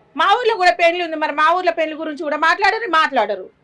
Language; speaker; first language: Telugu; native; Telugu